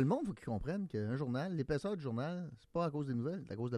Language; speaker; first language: French; native; French